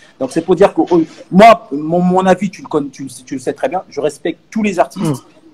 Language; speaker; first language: French; non-native, local second language; Lingala